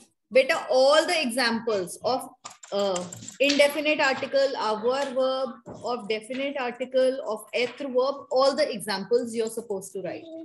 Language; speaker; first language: English; non-native, local second language; Hindi